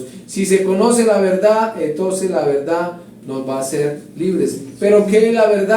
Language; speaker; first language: Spanish; native; Spanish